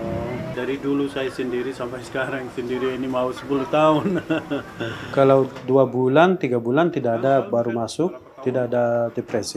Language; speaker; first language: Indonesian; non-native, learner; Persian